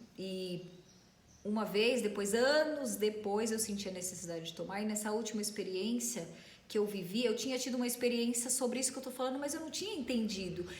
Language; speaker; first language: Portuguese; native; Portuguese